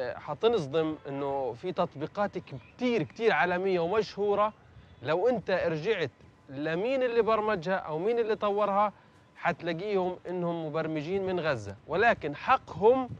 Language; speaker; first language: Arabic; native; Arabic